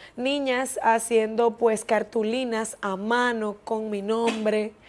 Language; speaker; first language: Spanish; native; Spanish